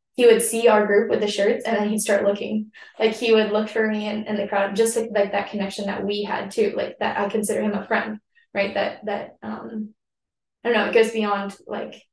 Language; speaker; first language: English; native; English